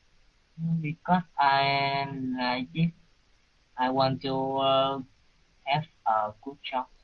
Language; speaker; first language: English; non-native, learner; Vietnamese